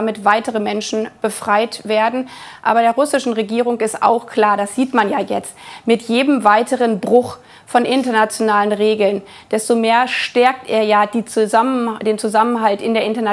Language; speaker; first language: German; native; German